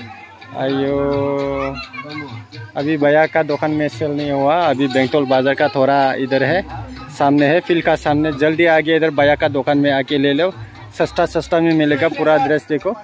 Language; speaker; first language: Hindi; non-native, local second language; Bodo